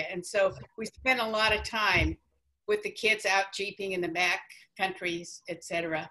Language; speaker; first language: English; native; English